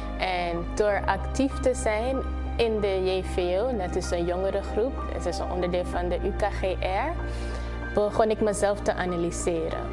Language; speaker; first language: Dutch; non-native, local second language; Papiamento